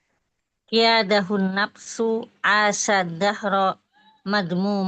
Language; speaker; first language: Arabic; non-native, learner; Indonesian